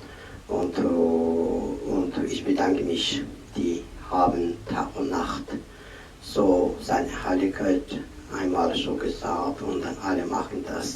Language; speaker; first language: German; non-native, learner; Tibetan